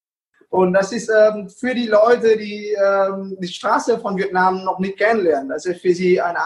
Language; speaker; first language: German; non-native, fluent; Vietnamese